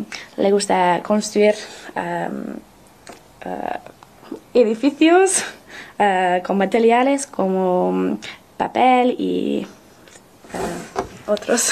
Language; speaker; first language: Spanish; non-native, learner; English